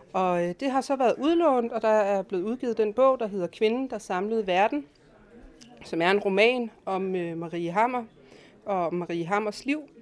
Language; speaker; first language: Danish; native; Danish